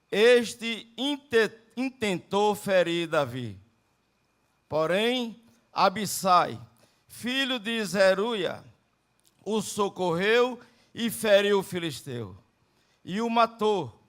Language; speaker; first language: Portuguese; native; Portuguese